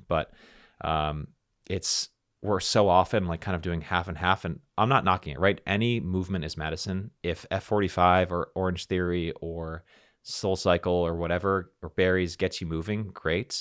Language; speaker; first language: English; native; English